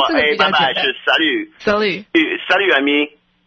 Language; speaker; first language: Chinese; non-native, fluent; English